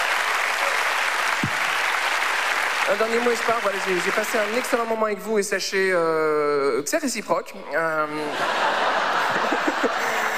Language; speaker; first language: French; early bilingual, other home language; Arabic